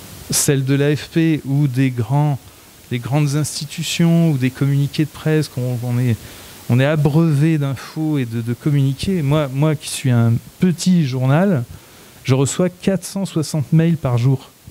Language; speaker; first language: French; native; French